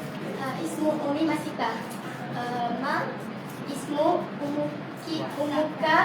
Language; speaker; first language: Arabic; non-native, learner; Malay